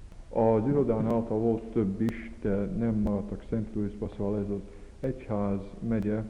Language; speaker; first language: Hungarian; early bilingual, heritage; Hungarian